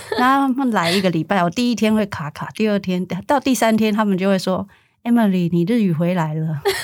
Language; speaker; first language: Chinese; native; Chinese